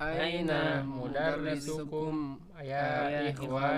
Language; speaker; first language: Arabic; non-native, learner; Indonesian